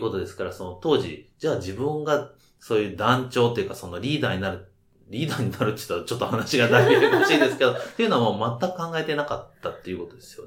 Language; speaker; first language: Japanese; native; Japanese